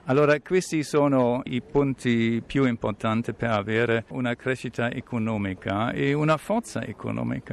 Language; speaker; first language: Italian; non-native, fluent; German